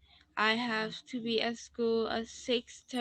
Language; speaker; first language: English; non-native, learner; Vietnamese